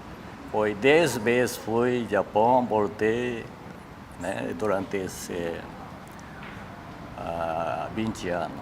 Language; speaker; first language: Portuguese; non-native, learner; Japanese